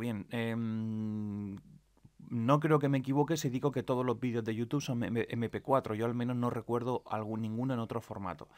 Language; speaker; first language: Spanish; native; Spanish